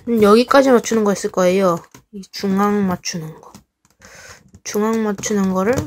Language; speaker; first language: Korean; native; Korean